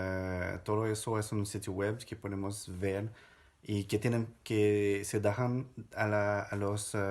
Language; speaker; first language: Spanish; non-native, fluent; French